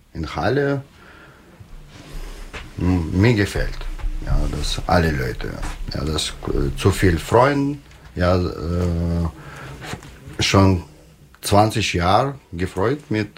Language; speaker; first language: German; non-native, learner; Russian